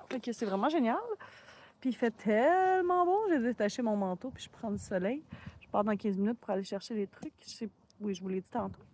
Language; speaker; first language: French; native; French